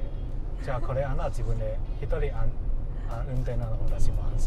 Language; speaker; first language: Japanese; non-native, learner; Chinese